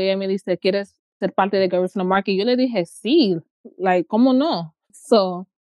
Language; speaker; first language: Spanish; early bilingual, heritage; Spanish